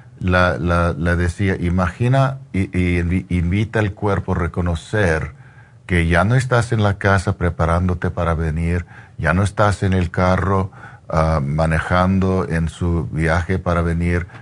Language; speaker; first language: Spanish; non-native, learner; English